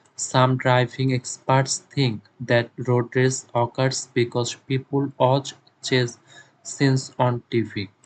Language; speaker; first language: English; non-native, local second language; Bangla